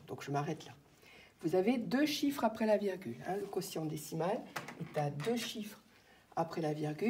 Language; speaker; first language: French; native; French